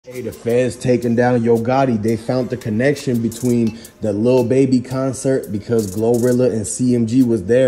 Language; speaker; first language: English; native; English